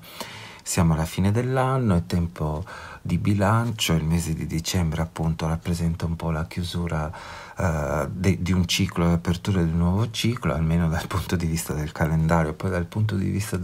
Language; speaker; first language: Italian; native; Italian